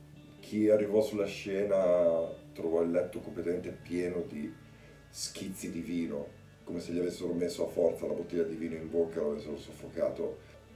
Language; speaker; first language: Italian; native; Italian